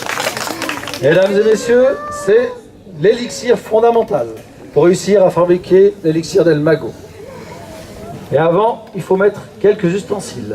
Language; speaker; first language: French; native; French